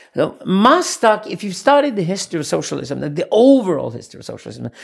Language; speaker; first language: English; non-native, fluent; Swedish